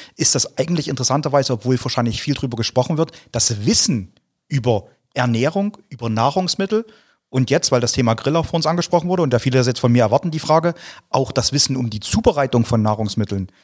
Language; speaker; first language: German; native; German